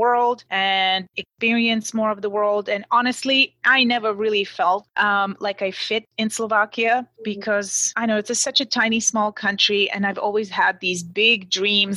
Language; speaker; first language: English; non-native, fluent; Slovak